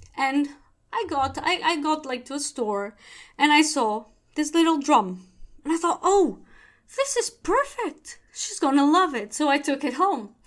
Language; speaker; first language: English; non-native, fluent; Portuguese